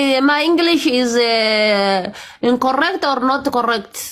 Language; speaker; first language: English; non-native, learner; Amharic